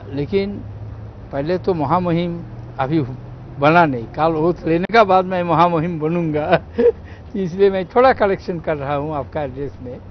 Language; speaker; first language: Hindi; non-native, local second language; Bangla